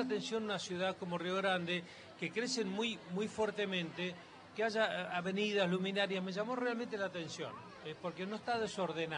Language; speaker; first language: Spanish; native; Spanish